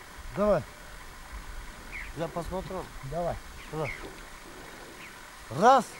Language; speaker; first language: Russian; non-native, learner; Azerbaijani